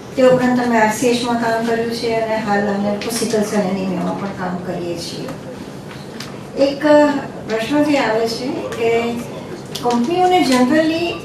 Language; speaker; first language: Gujarati; native; Gujarati